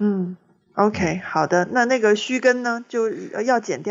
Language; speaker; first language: Chinese; native; Chinese